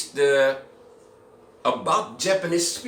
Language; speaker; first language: English; non-native, learner; Indonesian